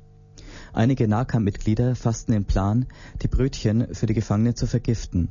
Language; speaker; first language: German; native; German